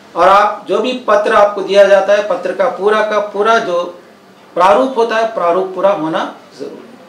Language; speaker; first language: Hindi; non-native, local second language; Telugu